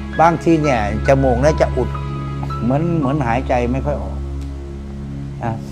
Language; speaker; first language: Thai; native; Thai